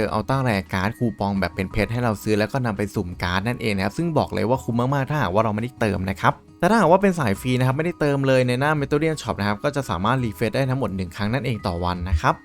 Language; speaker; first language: Thai; native; Thai